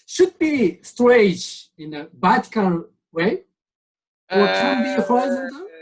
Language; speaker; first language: English; non-native, learner; Japanese